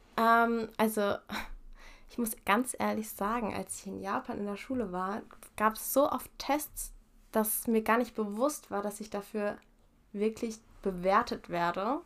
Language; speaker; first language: German; early bilingual, heritage; German